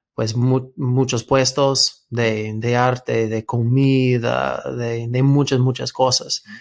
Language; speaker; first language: Spanish; non-native, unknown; English